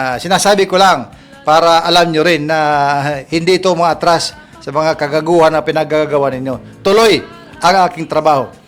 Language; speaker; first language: Filipino; non-native, local second language; Waray